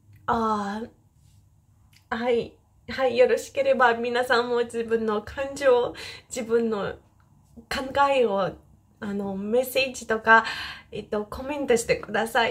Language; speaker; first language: Japanese; non-native, fluent; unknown